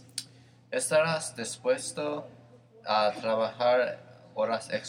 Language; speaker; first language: Spanish; non-native, learner; English